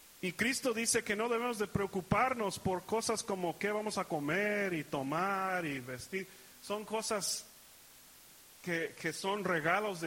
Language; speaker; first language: Spanish; early bilingual, heritage; Spanish